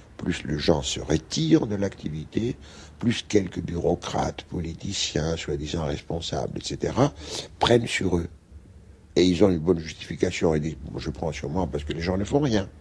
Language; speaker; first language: French; non-native, fluent; Greek